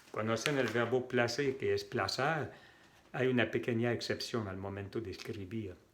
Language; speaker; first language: Spanish; non-native, fluent; French